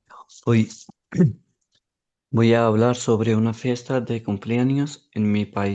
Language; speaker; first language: Spanish; non-native, learner; Urdu